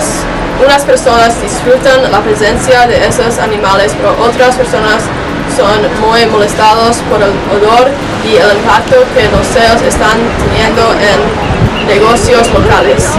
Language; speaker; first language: Spanish; non-native, learner; English